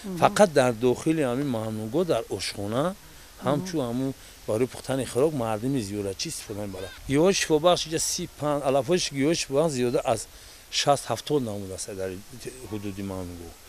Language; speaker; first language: Tajik; native; Tajik